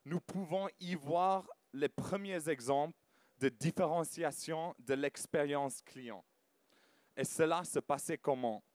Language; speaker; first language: French; non-native, fluent; English